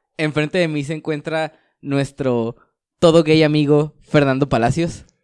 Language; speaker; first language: Spanish; native; Spanish